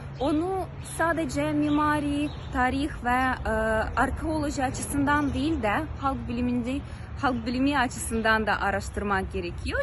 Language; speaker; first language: Turkish; non-native, fluent; Ukrainian